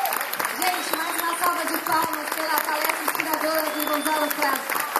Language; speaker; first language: Portuguese; native; Portuguese